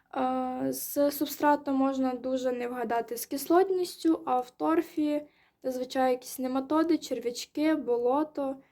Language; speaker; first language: Ukrainian; non-native, local second language; Russian